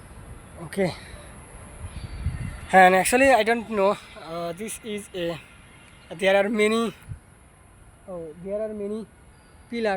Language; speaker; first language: English; non-native, learner; Bangla